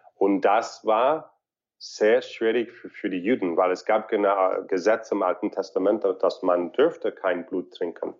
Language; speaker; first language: German; non-native, fluent; English